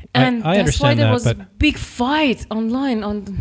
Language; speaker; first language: English; non-native, fluent; Persian